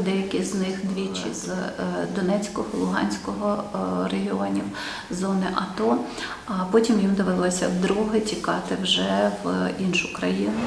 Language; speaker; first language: Ukrainian; native; Ukrainian